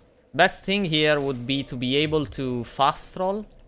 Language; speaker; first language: English; non-native, fluent; Italian